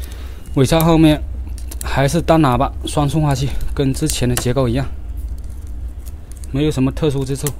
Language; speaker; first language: Chinese; native; Chinese